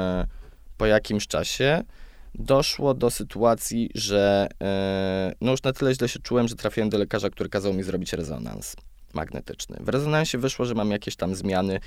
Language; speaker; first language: Polish; native; Polish